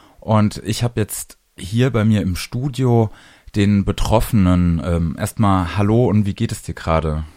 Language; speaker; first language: German; native; German